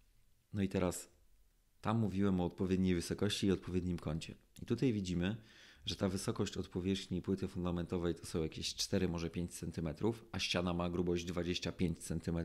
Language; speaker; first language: Polish; native; Polish